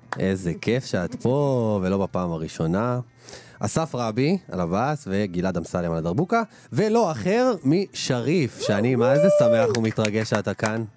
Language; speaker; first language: Hebrew; native; Hebrew